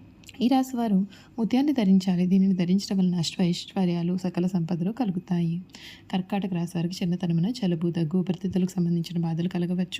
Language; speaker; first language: Telugu; native; Telugu